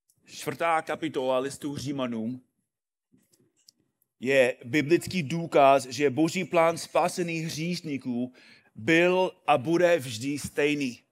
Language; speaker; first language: Czech; non-native, fluent; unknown